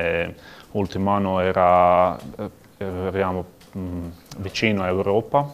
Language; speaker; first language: Italian; non-native, learner; Croatian